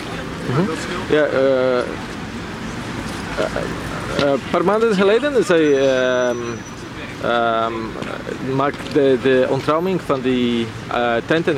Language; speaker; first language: Dutch; non-native, learner; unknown